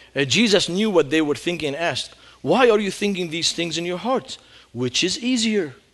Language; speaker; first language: English; non-native, fluent; Arabic